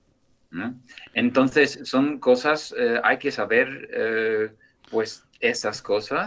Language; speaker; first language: Spanish; non-native, fluent; English